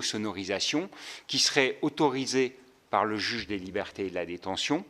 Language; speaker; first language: French; native; French